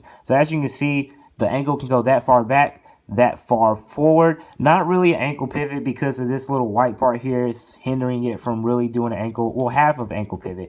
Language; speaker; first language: English; native; English